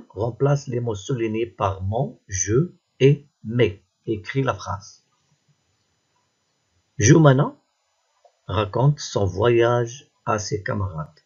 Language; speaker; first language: French; non-native, local second language; Arabic